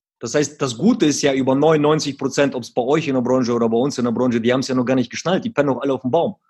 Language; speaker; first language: German; early bilingual, other home language; Russian